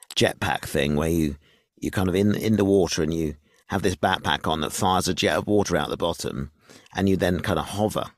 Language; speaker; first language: English; native; English